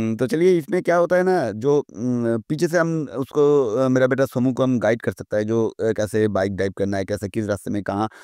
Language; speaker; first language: Hindi; non-native, local second language; Bangla